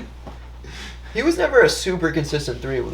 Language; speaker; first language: English; native; English